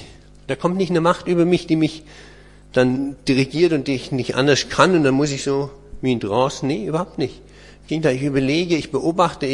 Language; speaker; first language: German; native; German